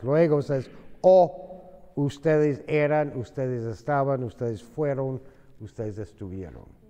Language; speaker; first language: Spanish; non-native, fluent; English